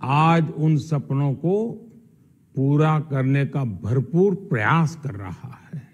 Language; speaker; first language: Hindi; non-native, local second language; Gujarati